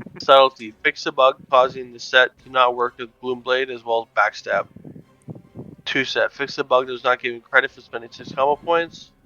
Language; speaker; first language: English; native; English